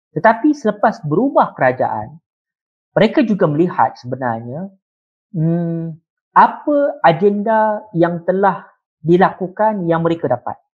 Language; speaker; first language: Malay; native; Malay